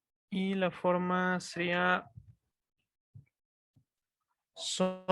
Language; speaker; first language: Italian; non-native, learner; Spanish